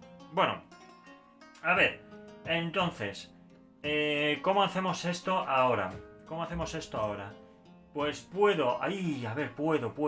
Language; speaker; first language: Spanish; native; Spanish